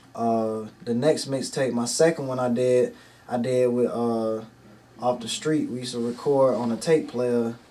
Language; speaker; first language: English; native; English